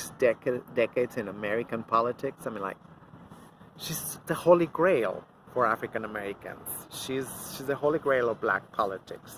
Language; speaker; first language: English; non-native, fluent; Spanish